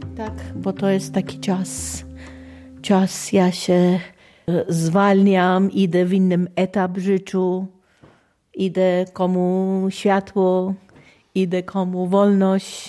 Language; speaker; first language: Polish; non-native, fluent; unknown